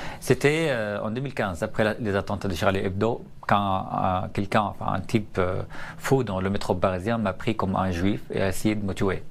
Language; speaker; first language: French; non-native, fluent; Arabic